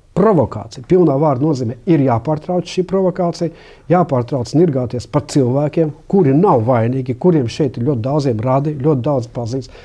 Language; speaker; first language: Latvian; non-native, local second language; Russian